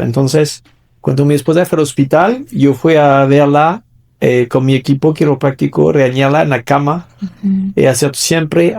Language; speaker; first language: Spanish; non-native, fluent; French